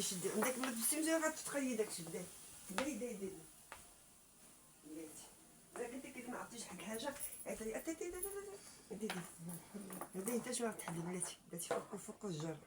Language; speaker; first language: Arabic; native; Arabic